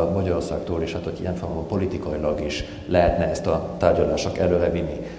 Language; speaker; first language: Hungarian; non-native, fluent; German